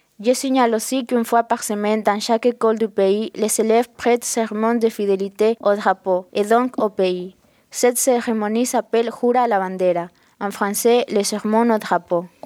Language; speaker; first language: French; non-native, fluent; Spanish